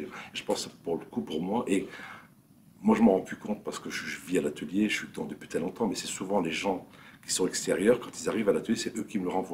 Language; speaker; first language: French; native; French